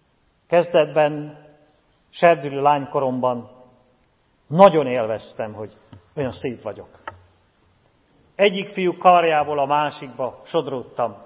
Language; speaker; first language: Hungarian; native; Hungarian